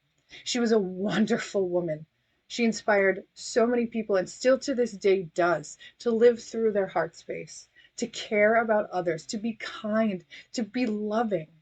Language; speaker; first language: English; native; English